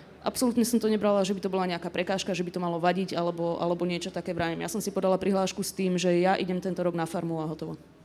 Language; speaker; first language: Slovak; native; Slovak